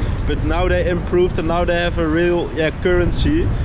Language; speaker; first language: English; non-native, fluent; Dutch